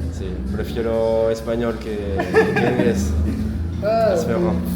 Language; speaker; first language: Spanish; non-native, learner; French